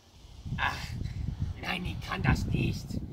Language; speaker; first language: German; non-native, learner; English